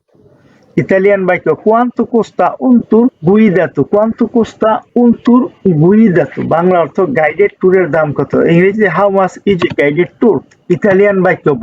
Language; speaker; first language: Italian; non-native, fluent; Bangla